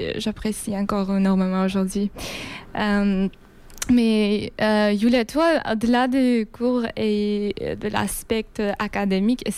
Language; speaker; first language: French; non-native, fluent; Georgian